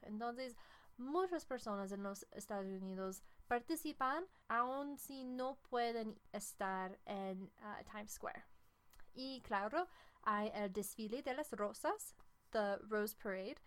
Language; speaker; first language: Spanish; non-native, fluent; English